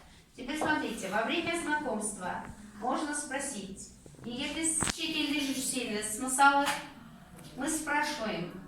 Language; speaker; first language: Russian; non-native, local second language; Kazakh